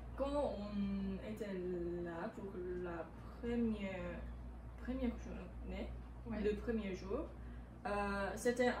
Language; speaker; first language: French; non-native, learner; English